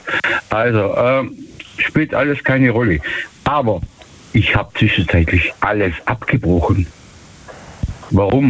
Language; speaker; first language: German; native; German